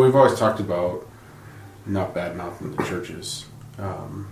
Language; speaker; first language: English; native; English